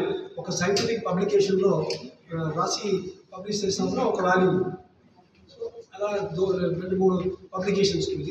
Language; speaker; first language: Telugu; non-native, learner; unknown